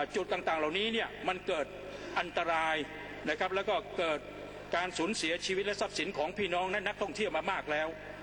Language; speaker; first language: Thai; non-native, local second language; Pattani Malay